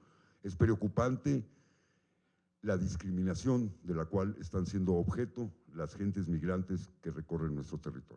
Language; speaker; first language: Spanish; native; Spanish